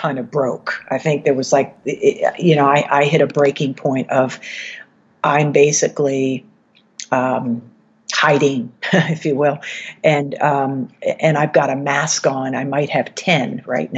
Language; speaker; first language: English; native; English